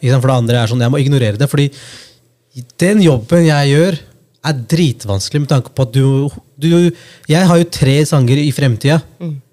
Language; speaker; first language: Norwegian; early bilingual, other home language; Punjabi